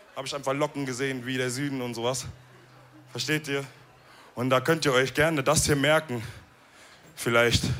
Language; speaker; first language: German; early bilingual, other home language; Wolof